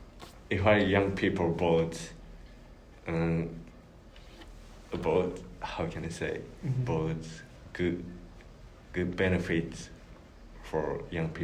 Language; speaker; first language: English; non-native, learner; Japanese